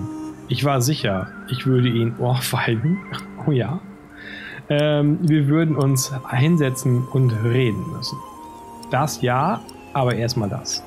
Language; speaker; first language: German; native; German